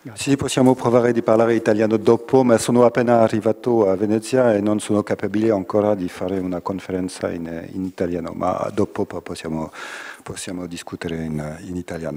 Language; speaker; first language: Italian; non-native, learner; French